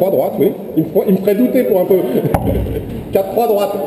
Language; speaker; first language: French; native; French